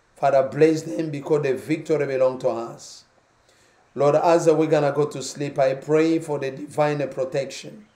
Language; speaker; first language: English; non-native, fluent; Lingala